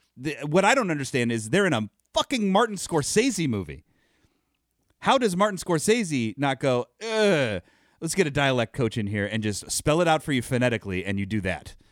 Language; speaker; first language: English; native; English